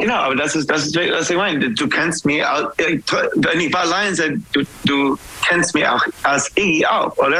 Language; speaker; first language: German; non-native, learner; English